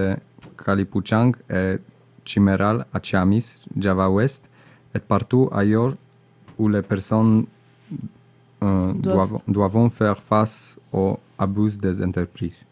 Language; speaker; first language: French; non-native, learner; Indonesian